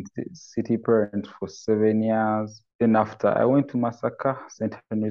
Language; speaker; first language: English; non-native, local second language; Ganda